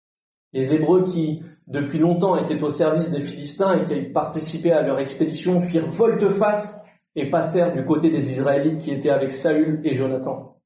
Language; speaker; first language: French; native; French